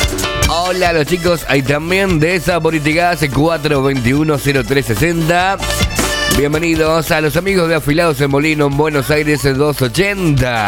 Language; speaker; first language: Spanish; native; Spanish